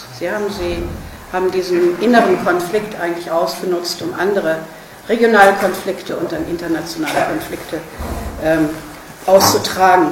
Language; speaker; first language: German; native; German